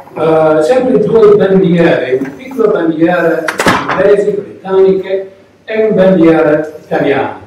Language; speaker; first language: Italian; non-native, learner; English